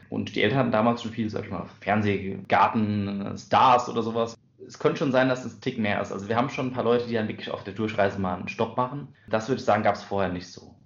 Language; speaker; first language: German; native; German